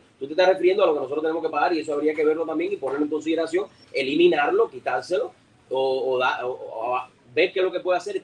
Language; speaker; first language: Spanish; native; Spanish